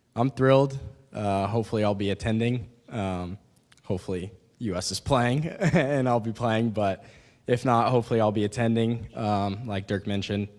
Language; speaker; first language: English; native; English